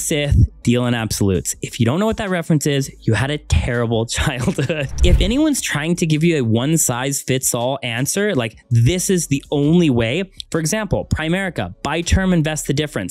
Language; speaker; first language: English; native; English